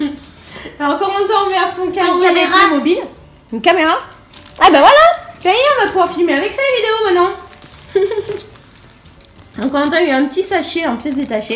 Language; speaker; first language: French; native; French